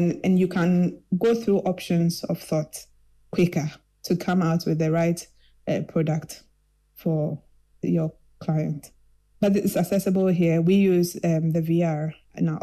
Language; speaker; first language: English; non-native, local second language; Akan